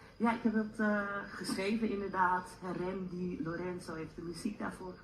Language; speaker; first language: Dutch; native; Dutch